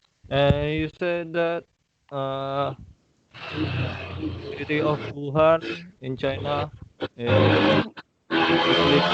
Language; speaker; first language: English; non-native, learner; Indonesian